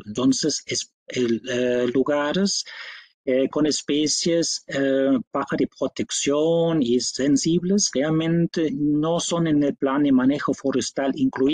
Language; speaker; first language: Spanish; non-native, fluent; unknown